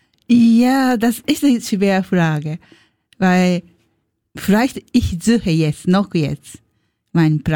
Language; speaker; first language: German; non-native, learner; Japanese